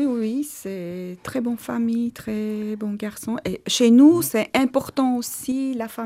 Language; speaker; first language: French; non-native, fluent; Armenian